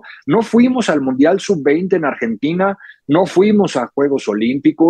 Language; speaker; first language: Spanish; native; Spanish